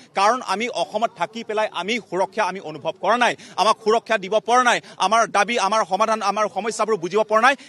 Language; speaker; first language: Assamese; non-native, local second language; Karbi